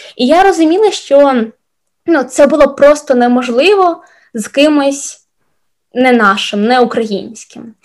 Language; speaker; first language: Ukrainian; non-native, local second language; Russian